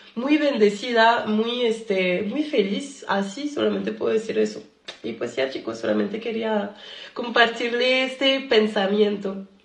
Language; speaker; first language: Spanish; non-native, fluent; French